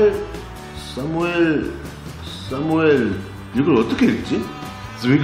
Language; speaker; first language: Korean; native; Korean